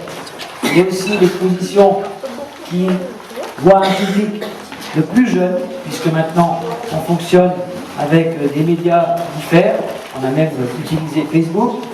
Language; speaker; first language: French; native; French